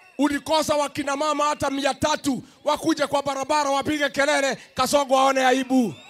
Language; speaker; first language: Swahili; non-native, local second language; Kikuyu